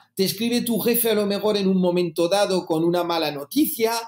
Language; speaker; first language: Spanish; early bilingual, heritage; French